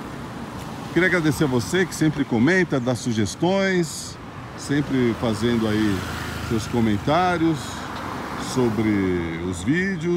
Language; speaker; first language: Portuguese; native; Portuguese